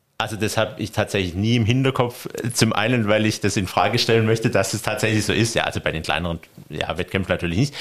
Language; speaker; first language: German; native; German